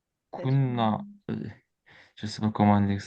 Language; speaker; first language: French; non-native, learner; Azerbaijani